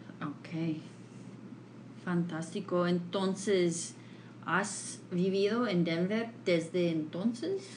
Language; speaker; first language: Spanish; non-native, fluent; English